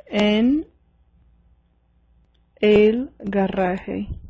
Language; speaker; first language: Spanish; non-native, fluent; English